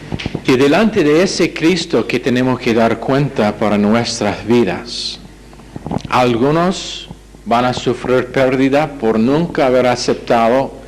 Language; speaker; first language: Spanish; non-native, fluent; English